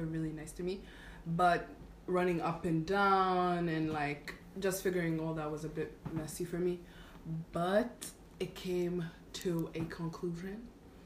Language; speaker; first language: English; non-native, local second language; Kinyarwanda